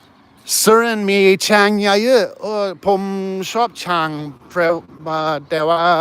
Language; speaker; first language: Thai; non-native, learner; English